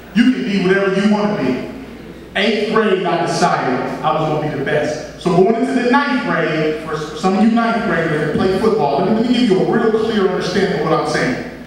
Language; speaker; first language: English; native; English